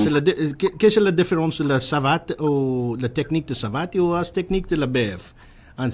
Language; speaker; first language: French; non-native, learner; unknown